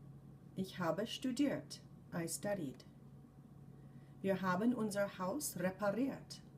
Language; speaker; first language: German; non-native, fluent; English